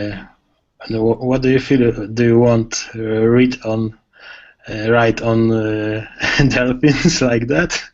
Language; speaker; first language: English; non-native, learner; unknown